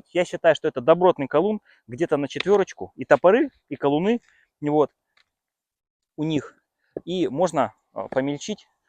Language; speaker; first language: Russian; native; Russian